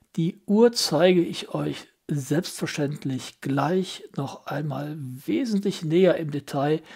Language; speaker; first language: German; native; German